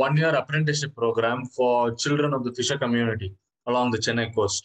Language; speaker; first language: English; non-native, local second language; Tamil